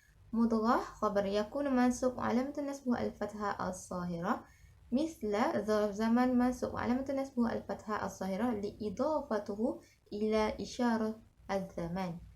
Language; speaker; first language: Arabic; non-native, learner; Malay